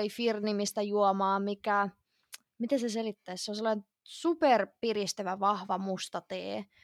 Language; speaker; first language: Finnish; early bilingual, other home language; Russian